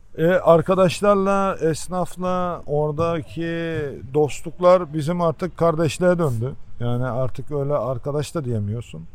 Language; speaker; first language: Turkish; early bilingual, heritage; Turkish